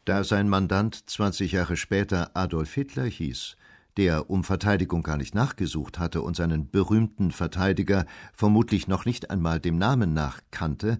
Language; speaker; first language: German; native; German